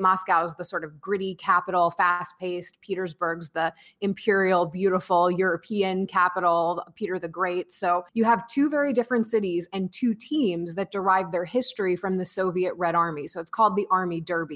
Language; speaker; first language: English; native; English